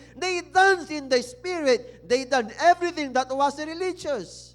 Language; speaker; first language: English; non-native, local second language; Filipino